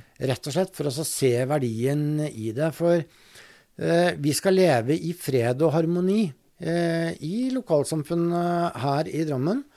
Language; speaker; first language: Norwegian; native; Norwegian